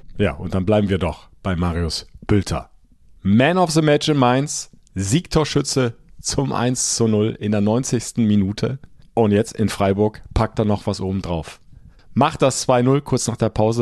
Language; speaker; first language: German; native; German